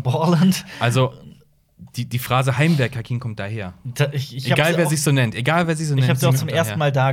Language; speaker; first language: German; native; German